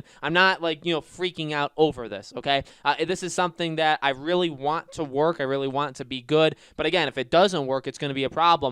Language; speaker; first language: English; native; English